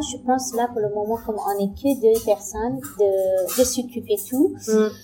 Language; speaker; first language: French; non-native, learner; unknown